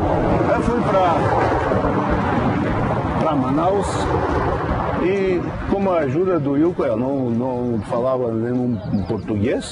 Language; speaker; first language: Portuguese; non-native, fluent; Bulgarian